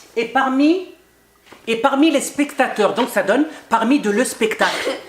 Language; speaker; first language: French; native; French